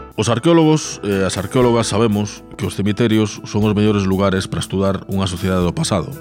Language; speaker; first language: Galician; native; Galician